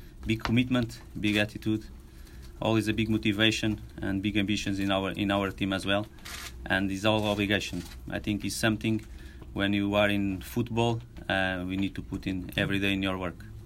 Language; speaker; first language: English; non-native, fluent; Portuguese